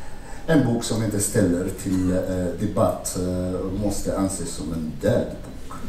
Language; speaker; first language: Swedish; non-native, fluent; Arabic